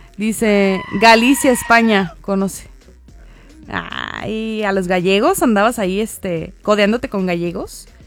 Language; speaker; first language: Spanish; native; Spanish